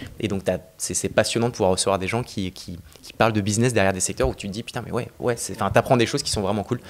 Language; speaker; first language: French; native; French